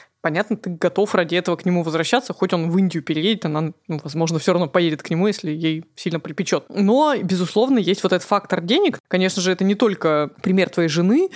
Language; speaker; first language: Russian; native; Russian